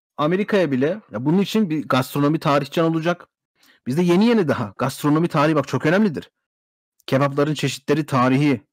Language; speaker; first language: Turkish; early bilingual, heritage; Turkish